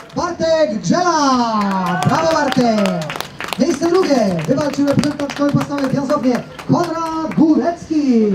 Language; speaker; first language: Polish; native; Polish